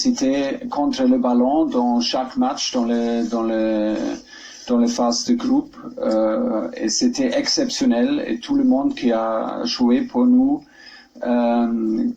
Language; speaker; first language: French; non-native, learner; German